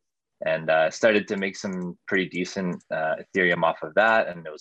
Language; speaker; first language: English; native; English